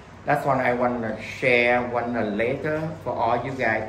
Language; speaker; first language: English; non-native, learner; Vietnamese